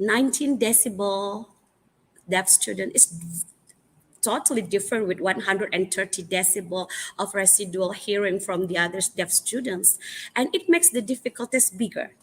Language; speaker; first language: English; non-native, fluent; Indonesian